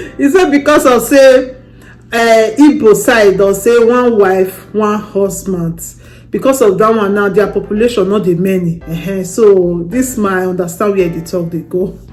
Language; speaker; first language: Nigerian Pidgin; native; Nigerian Pidgin